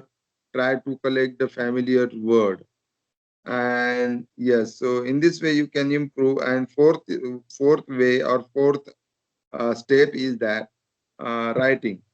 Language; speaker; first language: English; non-native, local second language; Marathi